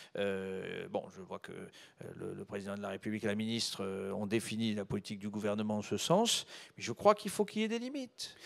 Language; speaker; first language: French; native; French